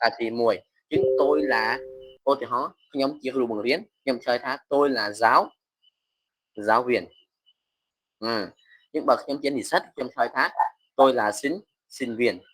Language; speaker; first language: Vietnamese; non-native, fluent; Khmer